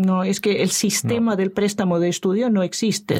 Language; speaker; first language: Spanish; non-native, fluent; Norwegian